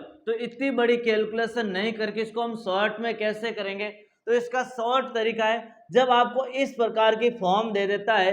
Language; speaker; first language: Hindi; native; Hindi